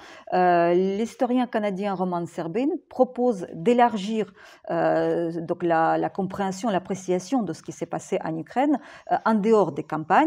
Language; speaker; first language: French; non-native, fluent; Ukrainian